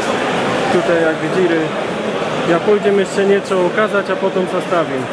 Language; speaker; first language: Polish; non-native, learner; Slovak